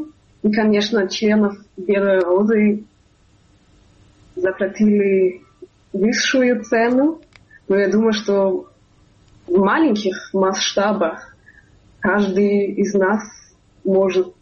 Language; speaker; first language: Russian; non-native, fluent; German